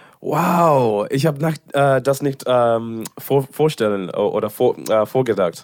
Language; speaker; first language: German; non-native, learner; English